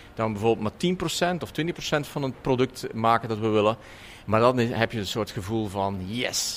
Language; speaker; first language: Dutch; native; Dutch